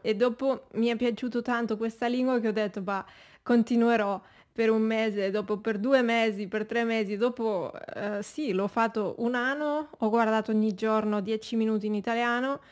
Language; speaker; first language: Italian; non-native, learner; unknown